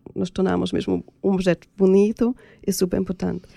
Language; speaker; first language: Portuguese; non-native, fluent; German